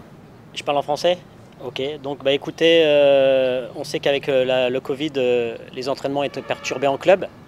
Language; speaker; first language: French; native; French